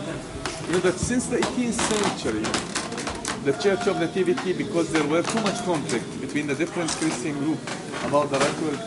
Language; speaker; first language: English; non-native, fluent; Arabic